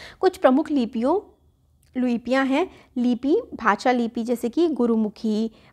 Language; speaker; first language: Hindi; native; Hindi